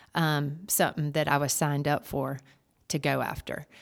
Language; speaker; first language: English; native; English